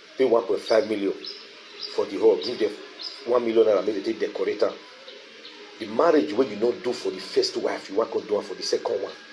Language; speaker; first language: Nigerian Pidgin; non-native, local second language; Bini